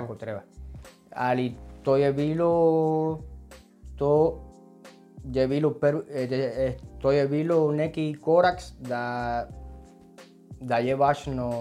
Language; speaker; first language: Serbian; non-native, learner; Spanish